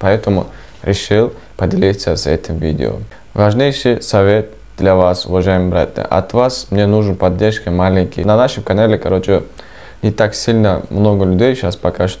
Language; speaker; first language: Russian; non-native, fluent; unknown